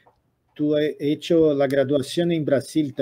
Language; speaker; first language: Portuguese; non-native, fluent; Spanish